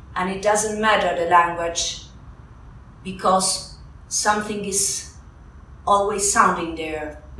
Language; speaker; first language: English; non-native, fluent; Spanish